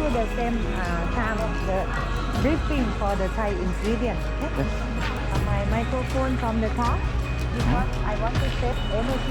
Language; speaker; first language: English; non-native, learner; Thai